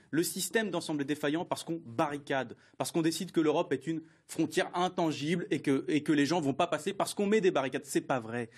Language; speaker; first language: French; native; French